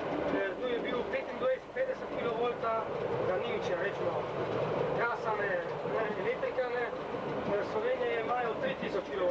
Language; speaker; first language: Slovenian; non-native, learner; Italian